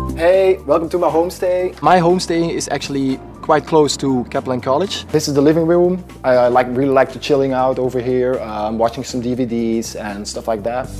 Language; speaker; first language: English; non-native, fluent; Dutch